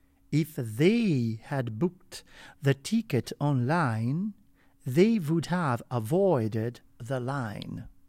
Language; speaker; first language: English; non-native, fluent; Italian